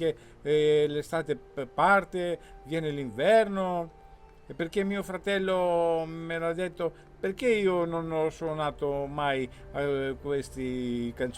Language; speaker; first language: Italian; non-native, fluent; Greek